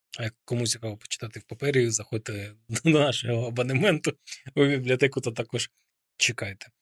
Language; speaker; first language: Ukrainian; native; Ukrainian